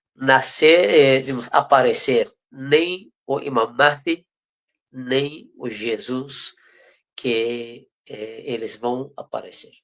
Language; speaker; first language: Portuguese; non-native, fluent; Persian